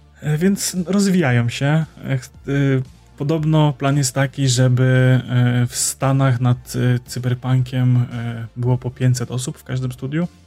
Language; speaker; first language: Polish; native; Polish